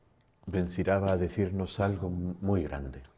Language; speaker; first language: Spanish; native; Spanish